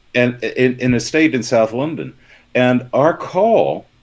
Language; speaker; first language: English; native; English